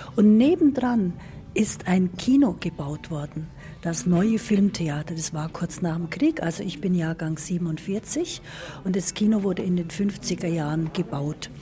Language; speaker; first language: German; native; German